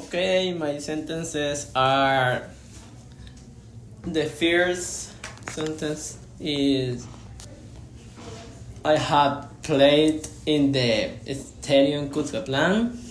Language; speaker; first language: English; non-native, learner; Spanish